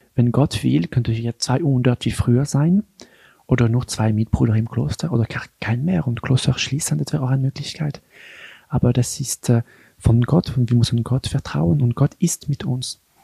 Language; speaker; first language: German; non-native, local second language; French